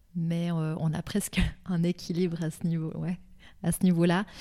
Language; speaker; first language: French; native; French